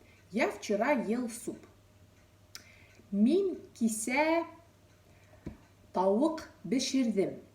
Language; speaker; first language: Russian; non-native, local second language; Bashkir